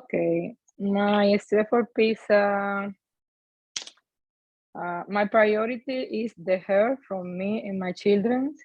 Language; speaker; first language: English; non-native, learner; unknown